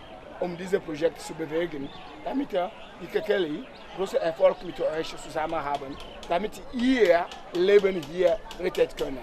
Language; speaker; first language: German; non-native, learner; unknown